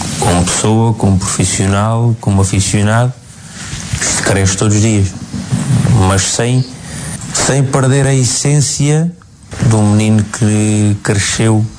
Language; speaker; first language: Portuguese; native; Portuguese